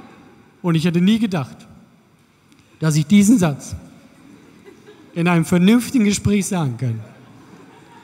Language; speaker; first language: German; native; German